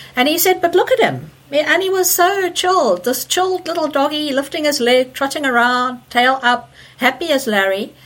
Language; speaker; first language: English; native; English